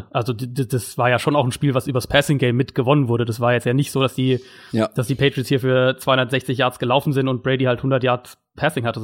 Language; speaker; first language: German; native; German